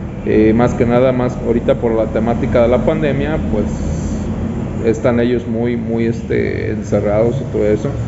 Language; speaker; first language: Spanish; native; Spanish